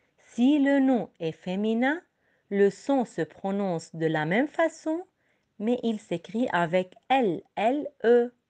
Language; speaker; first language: French; non-native, local second language; Arabic